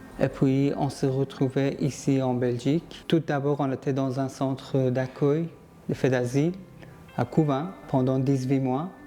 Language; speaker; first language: French; non-native, fluent; Persian